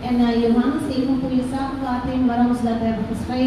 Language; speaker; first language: Dutch; non-native, fluent; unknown